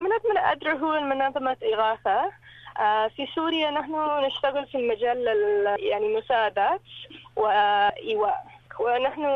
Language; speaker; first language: Arabic; non-native, learner; English